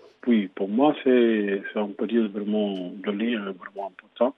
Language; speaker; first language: French; non-native, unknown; Spanish